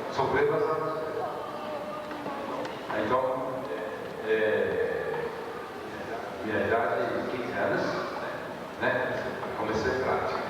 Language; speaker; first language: Portuguese; non-native, learner; Japanese